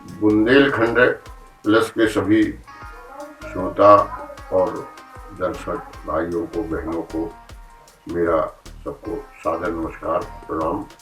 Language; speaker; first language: Hindi; native; Hindi